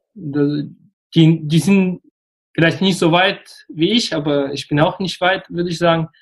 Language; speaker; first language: German; early bilingual, other home language; Russian